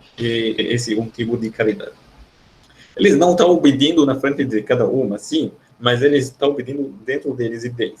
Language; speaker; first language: Portuguese; non-native, fluent; Arabic